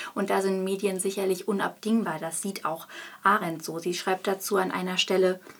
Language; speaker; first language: German; native; German